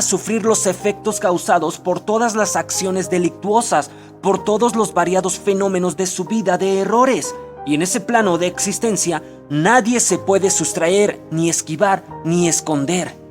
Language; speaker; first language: Spanish; native; Spanish